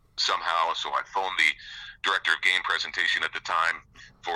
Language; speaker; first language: English; native; English